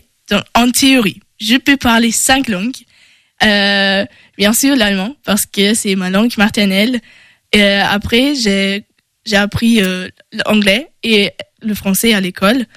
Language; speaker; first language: French; non-native, learner; German